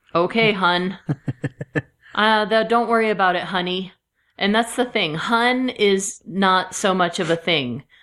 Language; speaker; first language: English; native; English